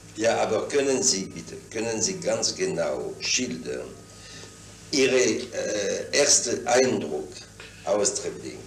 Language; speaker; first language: German; non-native, fluent; French